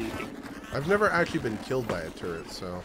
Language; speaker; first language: English; native; English